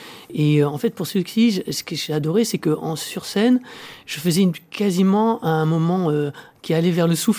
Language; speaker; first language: French; native; French